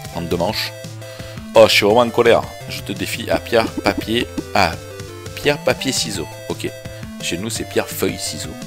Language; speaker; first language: French; native; French